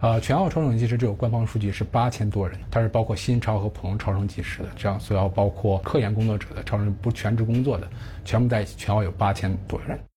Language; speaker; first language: Chinese; native; Chinese